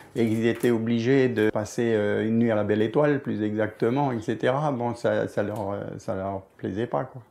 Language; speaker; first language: French; native; French